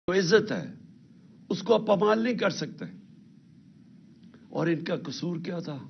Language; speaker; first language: Urdu; native; Urdu